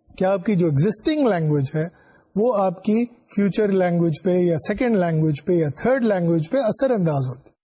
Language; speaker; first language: Urdu; non-native, local second language; Punjabi